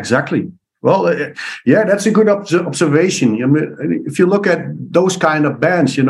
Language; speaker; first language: English; non-native, fluent; Dutch